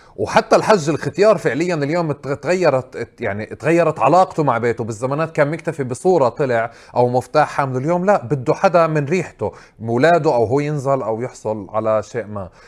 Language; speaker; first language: Arabic; native; Arabic